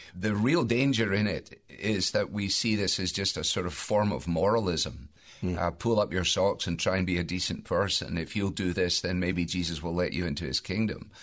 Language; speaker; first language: English; native; English